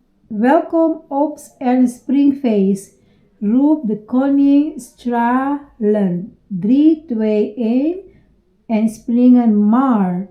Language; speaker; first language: Dutch; non-native, learner; Iloko